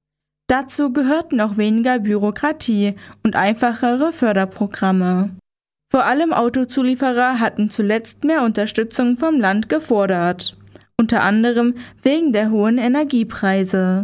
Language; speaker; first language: German; native; German